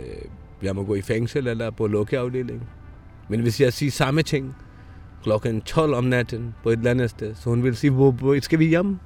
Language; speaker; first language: Danish; non-native, fluent; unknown